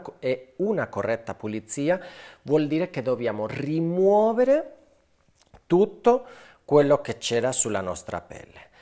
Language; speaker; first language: Italian; non-native, fluent; Spanish